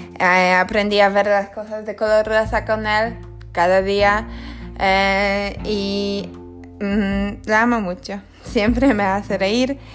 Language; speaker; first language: Spanish; non-native, learner; Polish